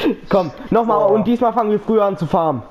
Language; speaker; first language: German; native; German